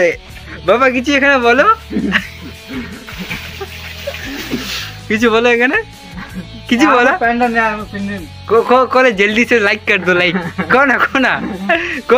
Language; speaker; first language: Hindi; non-native, local second language; Bangla